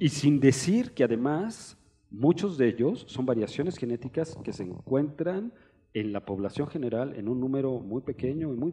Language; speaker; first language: Spanish; native; Spanish